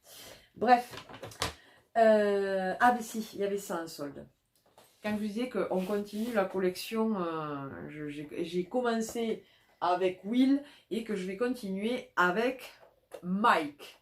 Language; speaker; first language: French; native; French